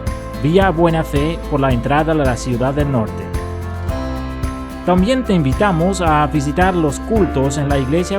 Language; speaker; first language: Spanish; native; Spanish